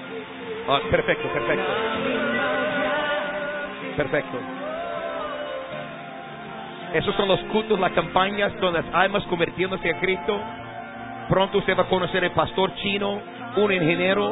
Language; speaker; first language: Spanish; non-native, fluent; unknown